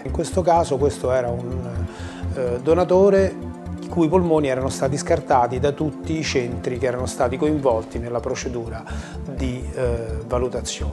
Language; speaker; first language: Italian; native; Italian